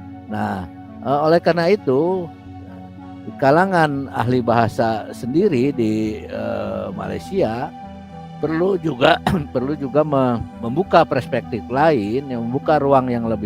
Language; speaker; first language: Indonesian; native; Indonesian